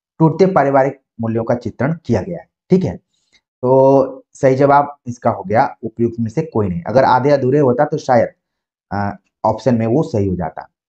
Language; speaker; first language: Hindi; native; Hindi